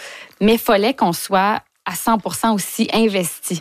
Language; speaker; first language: French; native; French